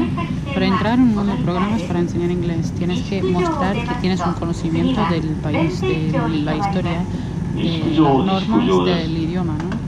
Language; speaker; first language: Spanish; non-native, fluent; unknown